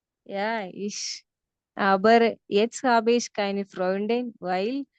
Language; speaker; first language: German; non-native, learner; Malayalam